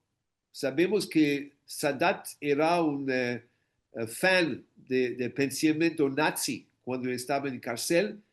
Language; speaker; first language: Spanish; non-native, fluent; English